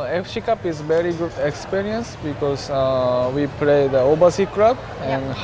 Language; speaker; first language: English; non-native, learner; Japanese